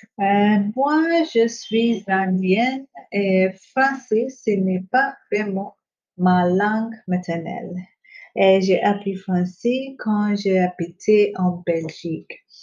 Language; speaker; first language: French; non-native, local second language; Hindi